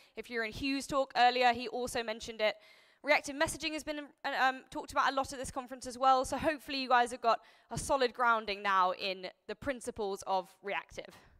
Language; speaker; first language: English; native; English